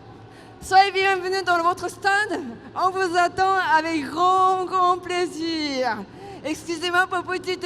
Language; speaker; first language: French; non-native, fluent; Japanese